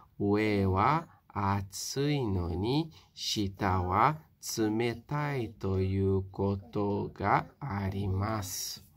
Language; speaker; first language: Japanese; non-native, fluent; Portuguese